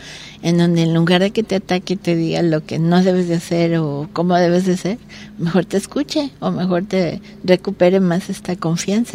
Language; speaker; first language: Spanish; native; Spanish